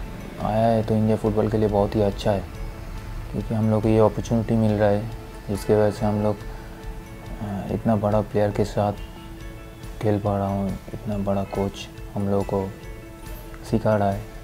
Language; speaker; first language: Hindi; non-native, local second language; Bangla